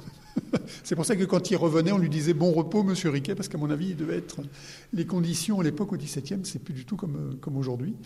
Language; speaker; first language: French; native; French